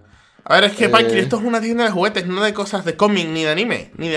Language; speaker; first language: Spanish; native; Spanish